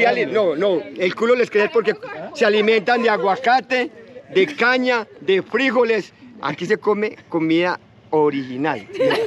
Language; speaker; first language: Spanish; native; Spanish